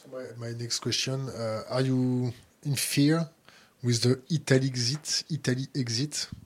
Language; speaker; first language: English; non-native, learner; French